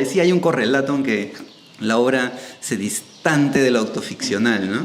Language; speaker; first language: Spanish; native; Spanish